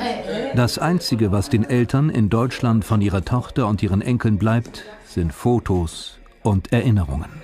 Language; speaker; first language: German; native; German